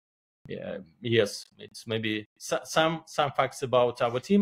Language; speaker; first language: English; non-native, learner; Belarusian